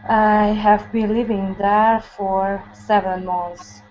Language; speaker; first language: English; non-native, learner; Hungarian